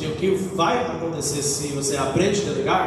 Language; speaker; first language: Portuguese; native; Portuguese